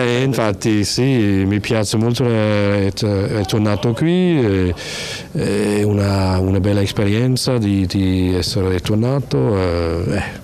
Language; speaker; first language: Italian; non-native, learner; Danish